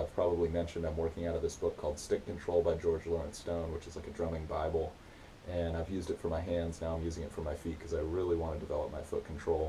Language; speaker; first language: English; native; English